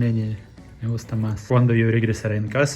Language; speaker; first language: Spanish; non-native, learner; Russian